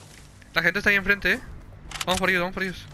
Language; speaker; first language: Spanish; native; Spanish